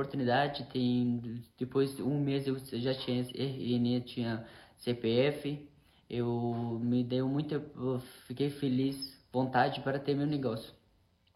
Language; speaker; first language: Portuguese; non-native, learner; Persian